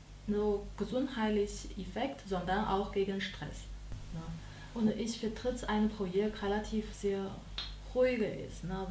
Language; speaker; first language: German; non-native, learner; Chinese